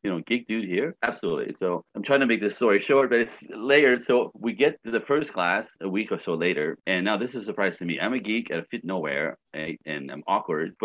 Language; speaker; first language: English; native; English